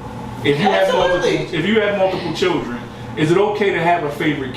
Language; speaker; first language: English; native; English